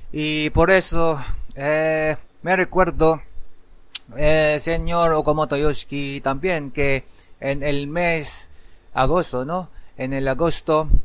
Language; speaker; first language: Spanish; non-native, learner; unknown